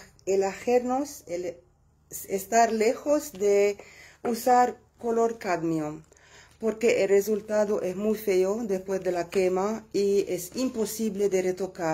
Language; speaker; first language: Spanish; non-native, fluent; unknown